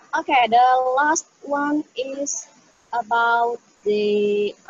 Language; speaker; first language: English; non-native, fluent; Indonesian